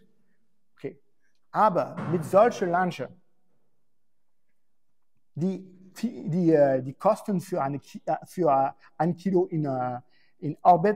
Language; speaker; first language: German; non-native, fluent; French